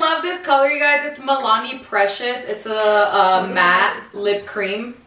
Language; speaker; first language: English; early bilingual, other home language; Spanish